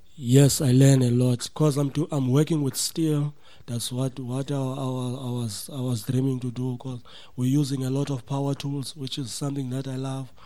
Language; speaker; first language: English; non-native, local second language; Xhosa